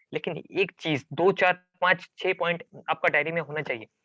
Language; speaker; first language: Hindi; non-native, local second language; Bangla